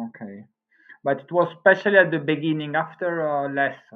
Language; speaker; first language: English; non-native, learner; Spanish